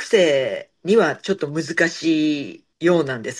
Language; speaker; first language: Japanese; native; Japanese